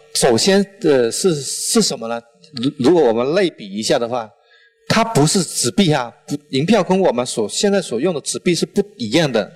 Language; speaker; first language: Chinese; non-native, local second language; Min Nan Chinese